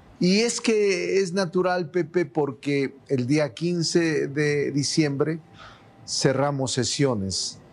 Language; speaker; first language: Spanish; native; Spanish